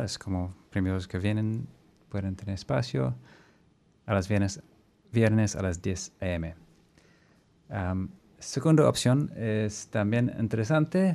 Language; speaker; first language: Spanish; non-native, fluent; English